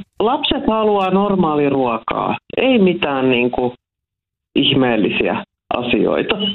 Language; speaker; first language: Finnish; non-native, local second language; Swedish